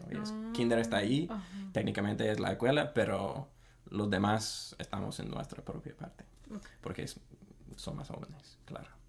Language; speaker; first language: Spanish; non-native, fluent; English